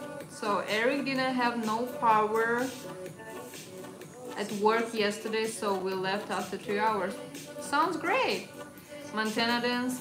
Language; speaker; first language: English; non-native, fluent; Russian